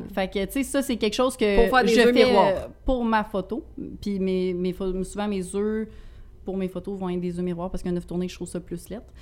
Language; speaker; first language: French; native; French